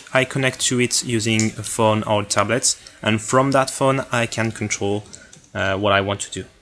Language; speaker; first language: English; non-native, fluent; French